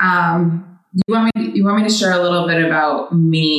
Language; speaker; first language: English; native; English